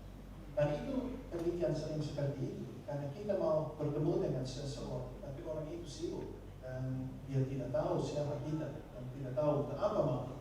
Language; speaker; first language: Indonesian; non-native, fluent; Dutch